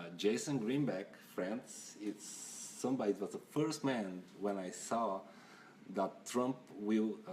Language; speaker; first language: English; non-native, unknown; Bulgarian